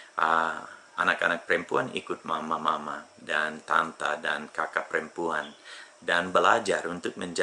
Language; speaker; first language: Indonesian; non-native, fluent; English